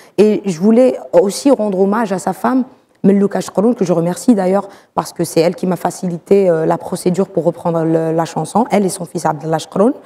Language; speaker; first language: French; non-native, local second language; Arabic